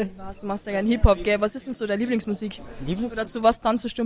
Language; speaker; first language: German; native; German